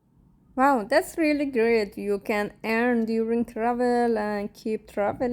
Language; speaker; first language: English; non-native, learner; Persian